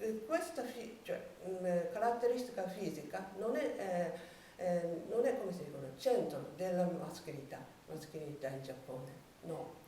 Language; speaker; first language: Italian; non-native, learner; Japanese